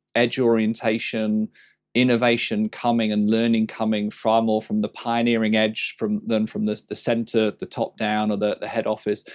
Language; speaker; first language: English; native; English